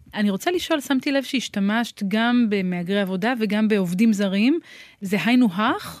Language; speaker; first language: Hebrew; native; Hebrew